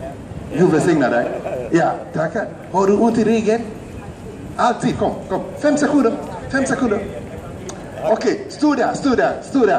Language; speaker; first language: Swedish; non-native, fluent; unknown